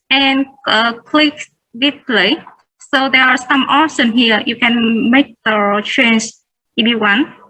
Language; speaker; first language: English; non-native, learner; Vietnamese